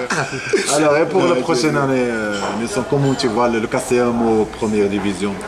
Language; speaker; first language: French; non-native, local second language; Arabic